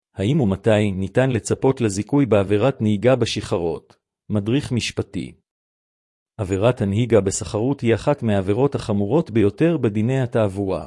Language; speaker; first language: Hebrew; native; Hebrew